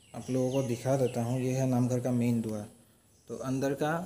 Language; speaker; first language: Hindi; non-native, local second language; Assamese